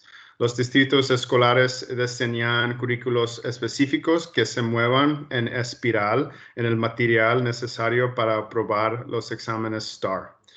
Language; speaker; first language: Spanish; early bilingual, heritage; Spanish